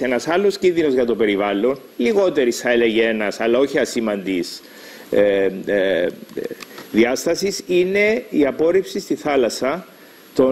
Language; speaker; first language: Greek; native; Greek